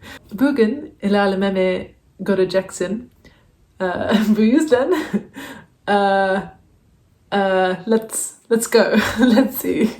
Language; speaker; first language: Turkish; non-native, learner; English